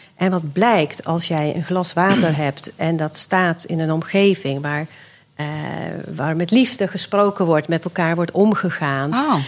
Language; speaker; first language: Dutch; early bilingual, other home language; Swedish